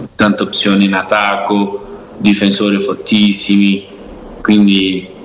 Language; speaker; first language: Italian; non-native, fluent; Portuguese